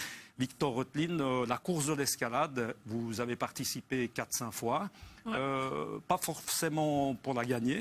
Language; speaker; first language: French; native; French